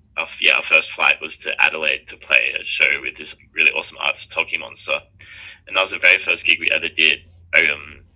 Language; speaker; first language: English; native; English